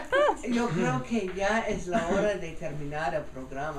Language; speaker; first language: Spanish; non-native, learner; English